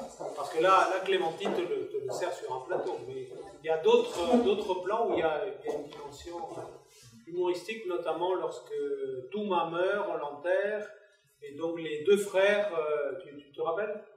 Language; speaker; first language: French; native; French